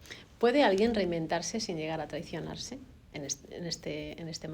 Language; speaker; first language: Spanish; native; Spanish